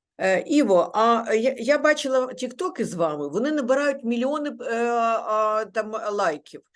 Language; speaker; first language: Ukrainian; non-native, local second language; Russian